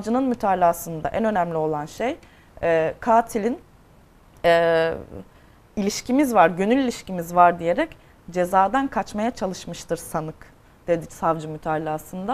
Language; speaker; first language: Turkish; native; Turkish